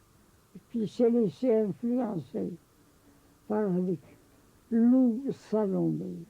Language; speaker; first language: French; non-native, local second language; Arabic